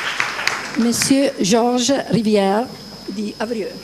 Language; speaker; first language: French; non-native, fluent; Italian